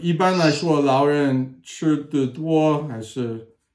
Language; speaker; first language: Chinese; non-native, learner; English